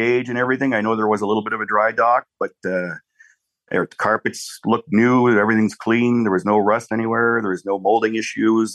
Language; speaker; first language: English; native; English